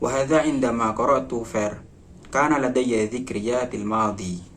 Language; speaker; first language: Arabic; non-native, learner; Indonesian